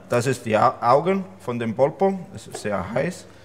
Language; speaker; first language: German; non-native, learner; Italian